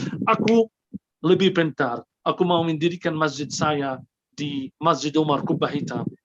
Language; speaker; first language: Indonesian; non-native, fluent; Arabic